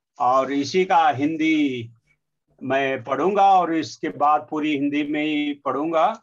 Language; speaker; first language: Hindi; non-native, local second language; Nepali